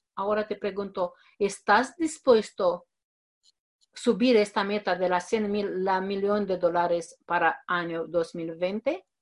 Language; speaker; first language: Spanish; non-native, fluent; Romanian